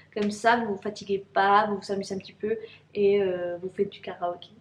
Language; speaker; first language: French; non-native, fluent; Spanish